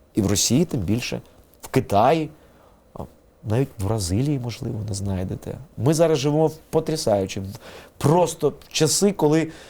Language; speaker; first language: Ukrainian; non-native, local second language; Russian